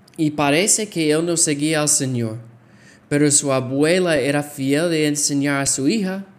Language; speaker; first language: Spanish; non-native, fluent; English